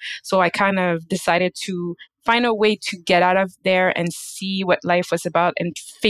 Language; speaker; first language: English; native; English